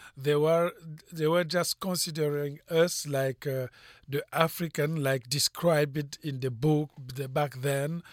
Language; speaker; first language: English; non-native, fluent; French